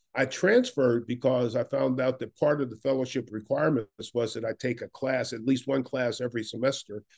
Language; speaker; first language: English; native; English